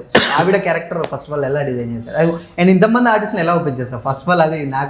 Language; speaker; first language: Telugu; native; Telugu